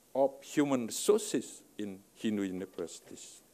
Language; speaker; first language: English; non-native, fluent; Indonesian